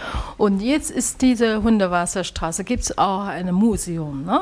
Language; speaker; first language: German; non-native, learner; Chinese